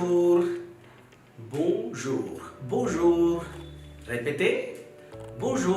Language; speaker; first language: French; non-native, fluent; Tamil